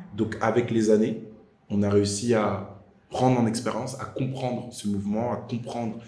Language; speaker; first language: French; native; French